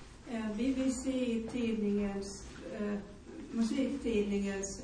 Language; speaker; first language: Swedish; non-native, local second language; Finnish